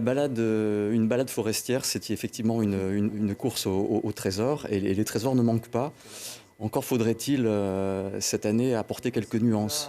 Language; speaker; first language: French; native; French